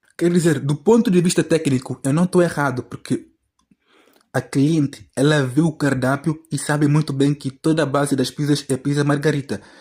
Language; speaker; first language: Portuguese; native; Portuguese